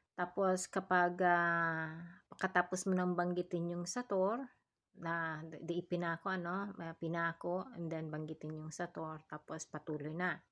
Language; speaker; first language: Filipino; non-native, local second language; Bikol